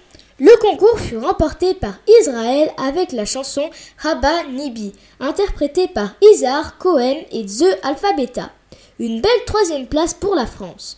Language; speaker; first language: French; native; French